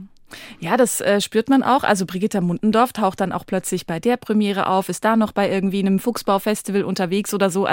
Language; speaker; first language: German; native; German